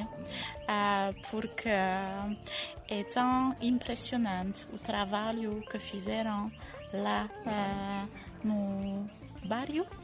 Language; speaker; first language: Portuguese; non-native, fluent; French